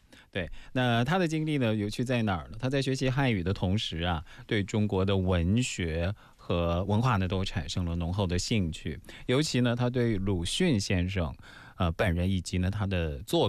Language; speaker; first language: Chinese; native; Chinese